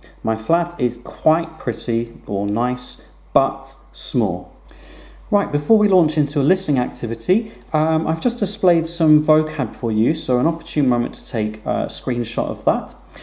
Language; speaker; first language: English; native; English